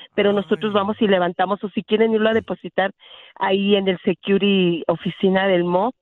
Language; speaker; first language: Spanish; native; Spanish